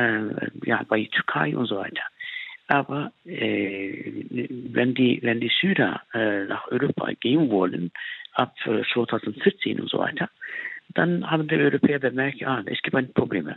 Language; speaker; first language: German; non-native, fluent; Turkish